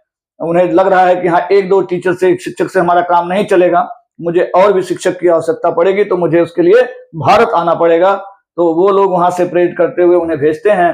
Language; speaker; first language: Hindi; native; Hindi